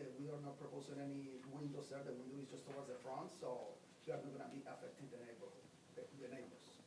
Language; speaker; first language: English; non-native, fluent; Spanish